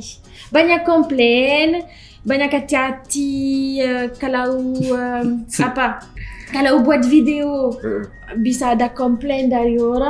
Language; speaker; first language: Indonesian; non-native, learner; French